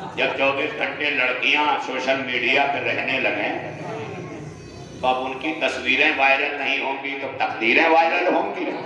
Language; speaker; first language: Urdu; non-native, local second language; Awadhi